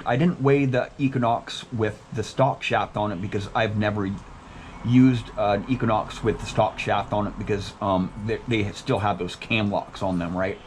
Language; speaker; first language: English; native; English